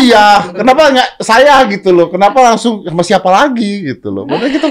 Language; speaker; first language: Indonesian; native; Indonesian